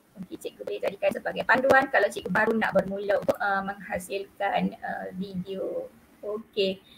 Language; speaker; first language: Malay; native; Malay